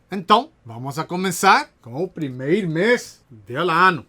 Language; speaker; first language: Portuguese; non-native, learner; Spanish